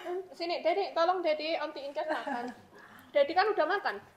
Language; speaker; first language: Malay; non-native, local second language; Javanese